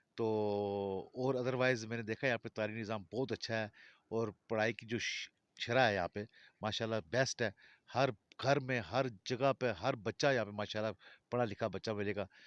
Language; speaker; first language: Urdu; non-native, local second language; Balti